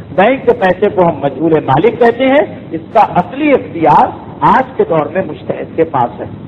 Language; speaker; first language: Urdu; native; Urdu